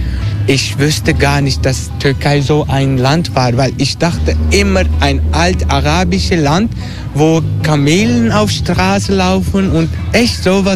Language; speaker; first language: German; non-native, learner; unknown